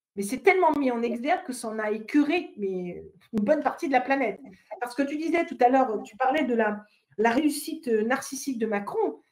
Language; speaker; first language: French; native; French